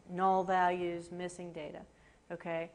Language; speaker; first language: English; native; English